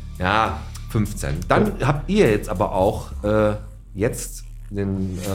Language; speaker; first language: German; native; German